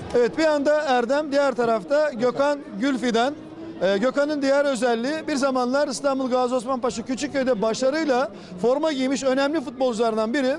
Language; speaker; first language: Turkish; native; Turkish